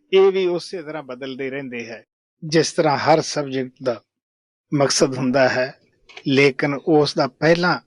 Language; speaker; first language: Hindi; non-native, local second language; Punjabi